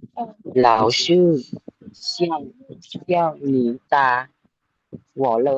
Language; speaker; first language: Chinese; non-native, learner; Lao